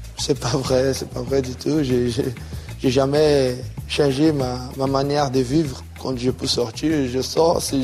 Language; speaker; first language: French; non-native, fluent; Portuguese